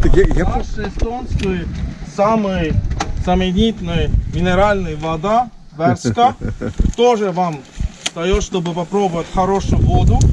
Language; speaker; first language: Russian; non-native, learner; Estonian